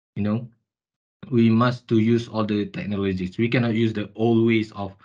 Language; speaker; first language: English; non-native, local second language; Malay